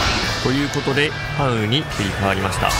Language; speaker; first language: Japanese; native; Japanese